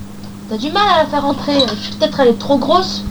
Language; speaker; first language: French; native; French